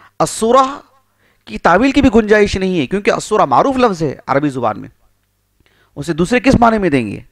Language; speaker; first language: Urdu; native; Urdu